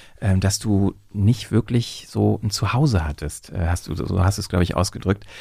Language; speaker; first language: German; native; German